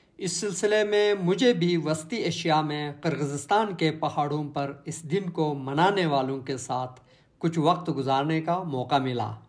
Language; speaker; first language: Urdu; non-native, local second language; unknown